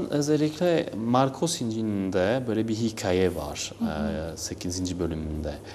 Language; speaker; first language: Turkish; non-native, learner; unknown